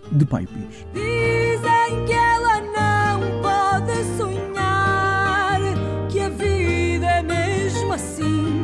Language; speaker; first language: Portuguese; early bilingual, heritage; German